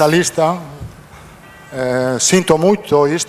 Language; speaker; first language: Portuguese; non-native, fluent; Italian